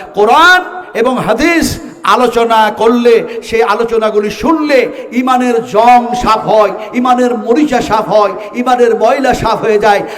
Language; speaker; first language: Bangla; non-native, local second language; Urdu